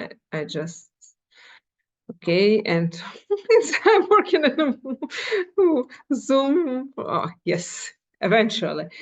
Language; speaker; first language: English; non-native, fluent; Ukrainian